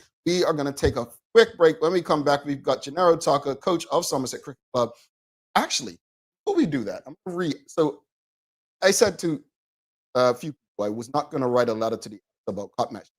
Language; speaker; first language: English; native; English